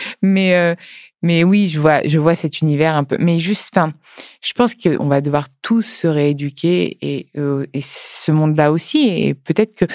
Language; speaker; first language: French; native; French